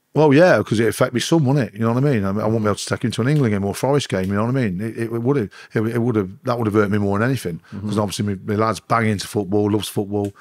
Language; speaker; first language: English; native; English